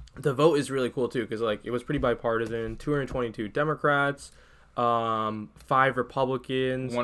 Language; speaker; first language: English; native; English